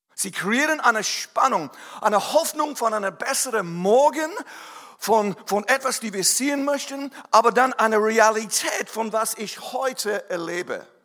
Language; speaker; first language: German; non-native, fluent; English